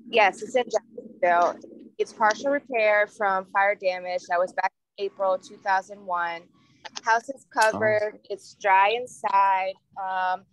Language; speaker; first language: English; native; English